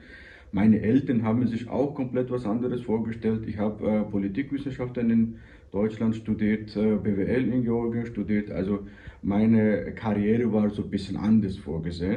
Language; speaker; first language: German; non-native, fluent; Georgian